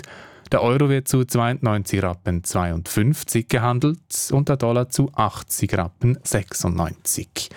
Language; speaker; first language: German; native; German